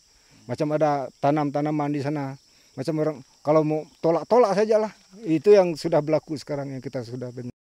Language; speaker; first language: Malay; non-native, local second language; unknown